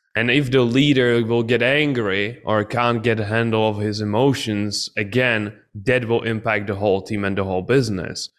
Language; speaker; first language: English; non-native, fluent; Czech